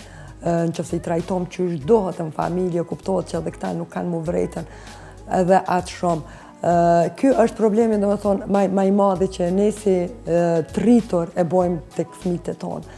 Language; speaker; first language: Albanian; native; Albanian